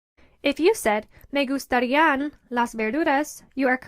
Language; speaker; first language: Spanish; non-native, fluent; English